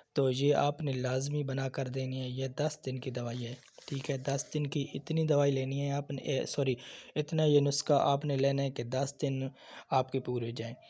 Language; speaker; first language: Urdu; non-native, local second language; Punjabi